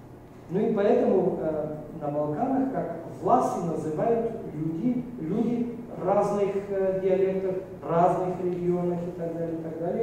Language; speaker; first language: Russian; non-native, fluent; Bulgarian